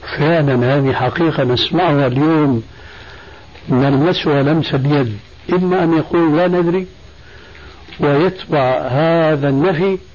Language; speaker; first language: Arabic; early bilingual, other home language; Albanian